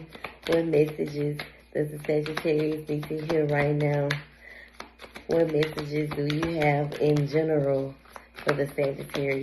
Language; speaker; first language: English; native; English